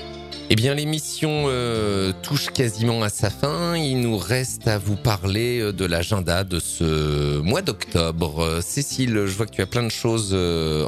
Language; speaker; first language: French; native; French